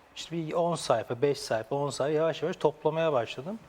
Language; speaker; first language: Turkish; native; Turkish